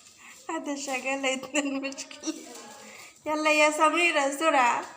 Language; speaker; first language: Arabic; non-native, learner; Bangla